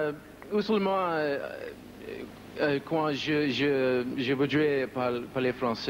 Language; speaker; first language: French; non-native, learner; Spanish